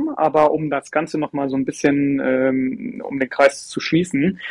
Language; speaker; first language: German; native; German